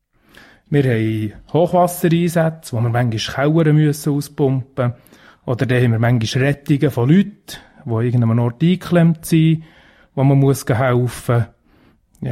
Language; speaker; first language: German; native; German